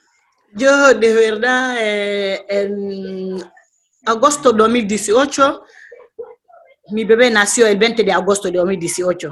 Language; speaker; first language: Spanish; non-native, learner; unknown